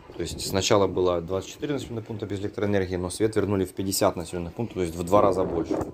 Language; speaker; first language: Russian; native; Russian